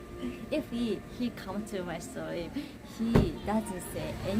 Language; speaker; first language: English; non-native, learner; Japanese